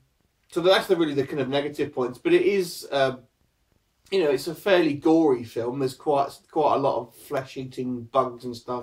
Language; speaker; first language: English; native; English